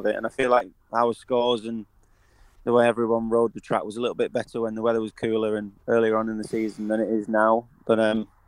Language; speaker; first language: English; native; English